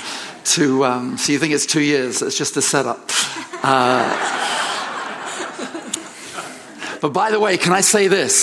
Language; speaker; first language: English; native; English